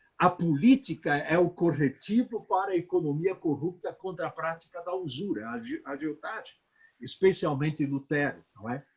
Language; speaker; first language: Portuguese; native; Portuguese